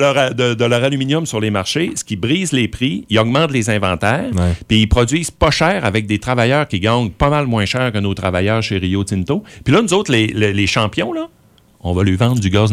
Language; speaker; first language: French; native; French